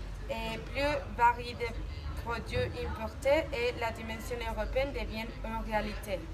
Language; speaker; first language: French; non-native, learner; Spanish